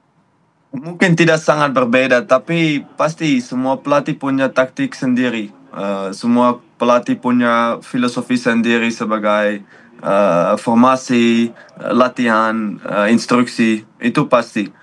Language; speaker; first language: Indonesian; non-native, fluent; Dutch